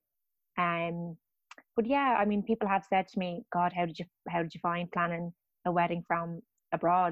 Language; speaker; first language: English; native; English